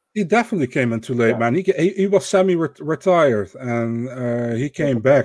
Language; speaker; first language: English; non-native, fluent; Dutch